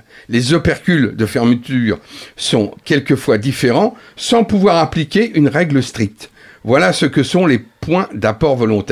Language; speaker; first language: French; native; French